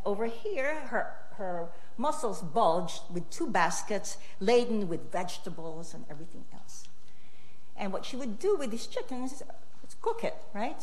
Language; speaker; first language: English; non-native, local second language; Filipino